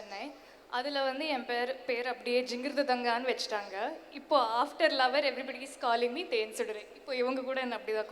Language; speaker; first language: Tamil; non-native, fluent; Telugu